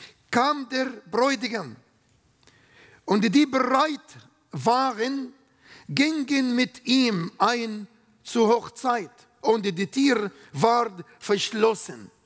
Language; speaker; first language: German; non-native, learner; Arabic